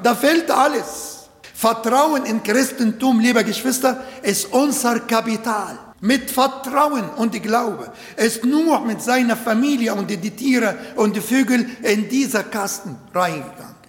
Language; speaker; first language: German; non-native, learner; Arabic